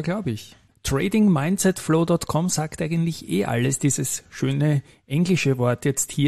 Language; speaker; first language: German; native; German